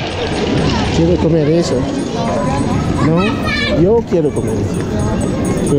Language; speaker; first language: Spanish; non-native, learner; Haitian Creole